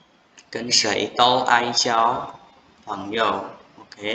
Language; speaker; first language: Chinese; non-native, fluent; Khmer